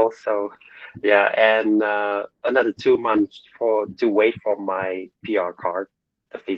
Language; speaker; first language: English; non-native, learner; Vietnamese